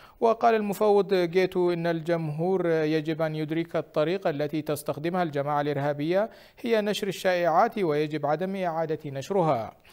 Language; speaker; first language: Arabic; non-native, fluent; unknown